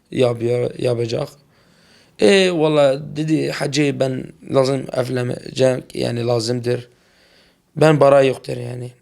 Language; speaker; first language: Turkish; non-native, learner; Arabic